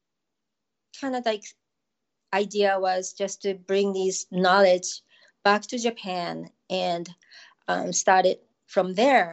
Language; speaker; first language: English; non-native, fluent; Japanese